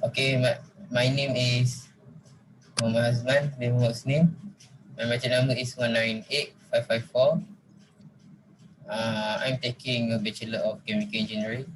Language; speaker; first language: English; non-native, local second language; Malay